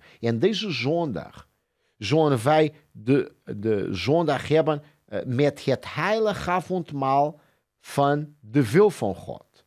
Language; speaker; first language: Dutch; non-native, fluent; Portuguese